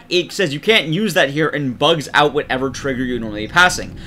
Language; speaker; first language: English; native; English